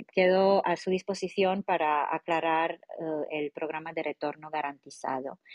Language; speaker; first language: Spanish; non-native, fluent; Romanian